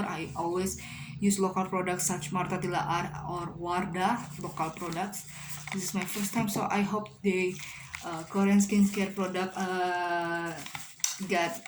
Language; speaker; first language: English; non-native, learner; Indonesian